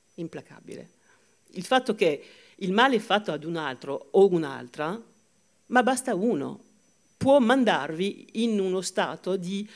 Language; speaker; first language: Italian; non-native, fluent; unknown